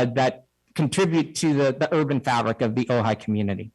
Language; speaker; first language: English; native; English